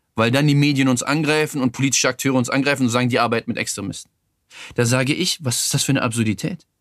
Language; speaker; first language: German; native; German